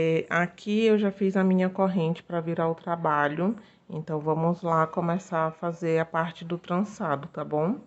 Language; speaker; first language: Portuguese; native; Portuguese